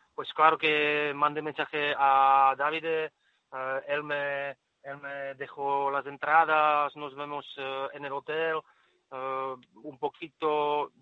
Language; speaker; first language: Spanish; non-native, fluent; Czech